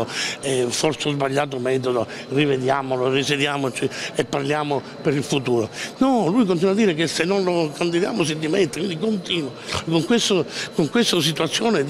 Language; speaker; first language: Italian; native; Italian